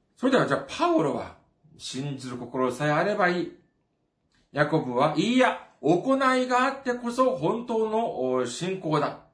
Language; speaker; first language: Japanese; non-native, fluent; Korean